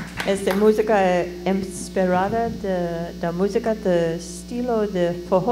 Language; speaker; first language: Spanish; non-native, learner; English